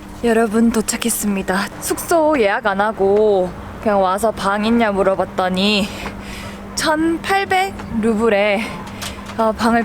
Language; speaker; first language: Korean; native; Korean